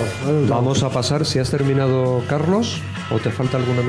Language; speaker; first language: Spanish; native; Spanish